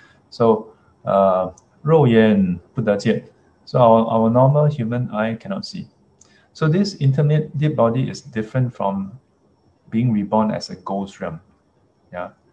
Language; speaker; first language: English; non-native, local second language; Chinese